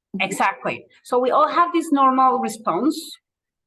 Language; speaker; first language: English; non-native, fluent; Spanish